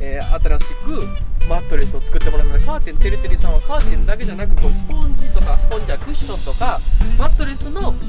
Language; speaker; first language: Japanese; native; Japanese